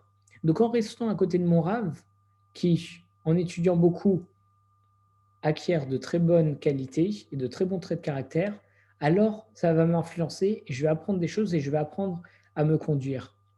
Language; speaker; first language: French; native; French